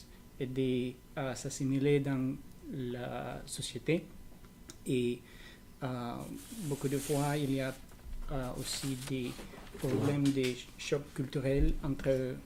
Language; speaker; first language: French; non-native, learner; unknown